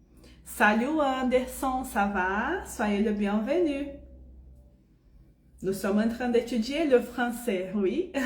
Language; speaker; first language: French; non-native, fluent; Portuguese